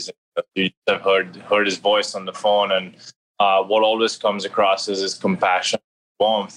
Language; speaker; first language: English; non-native, local second language; Hindi